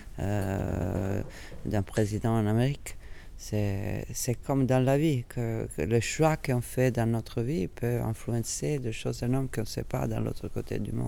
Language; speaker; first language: French; non-native, fluent; Italian